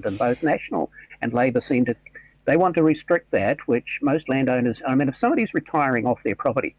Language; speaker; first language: English; native; English